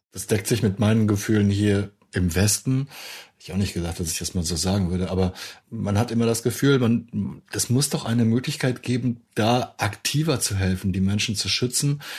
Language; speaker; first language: German; native; German